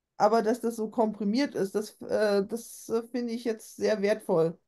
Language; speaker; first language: German; native; German